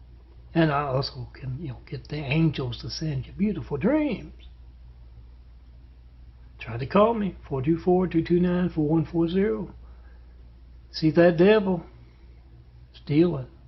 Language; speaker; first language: English; native; English